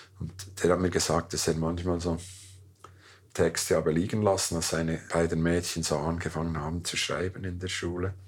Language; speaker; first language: German; native; German